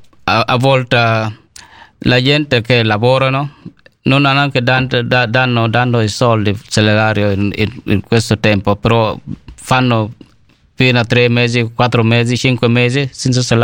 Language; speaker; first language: Italian; non-native, learner; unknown